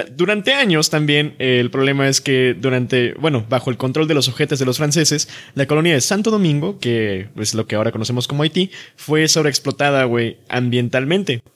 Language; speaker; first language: Spanish; native; Spanish